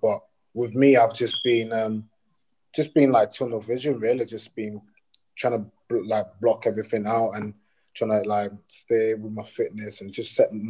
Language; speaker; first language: English; native; English